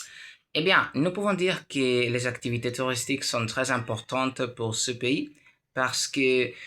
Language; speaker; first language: French; non-native, learner; Spanish